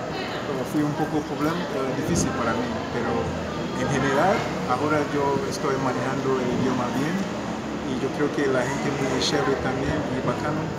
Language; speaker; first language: Spanish; non-native, learner; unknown